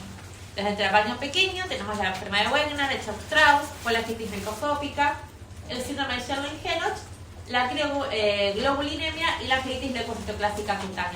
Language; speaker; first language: Spanish; native; Spanish